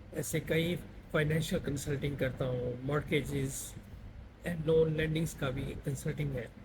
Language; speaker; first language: Hindi; non-native, local second language; Punjabi